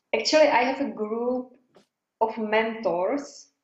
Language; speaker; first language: English; non-native, fluent; Czech